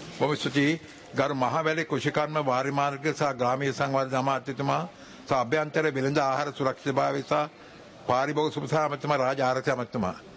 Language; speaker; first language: Sinhala; native; Sinhala